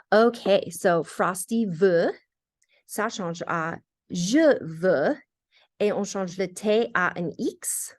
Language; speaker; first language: French; non-native, fluent; English